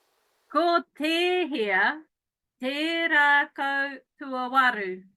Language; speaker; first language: Māori; non-native, learner; English